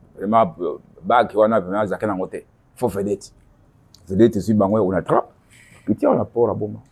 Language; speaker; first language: Lingala; non-native, local second language; Kongo